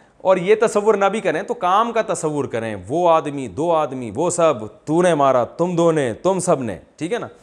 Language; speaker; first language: Urdu; native; Urdu